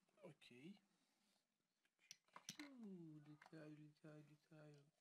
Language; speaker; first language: Russian; early bilingual, heritage; Russian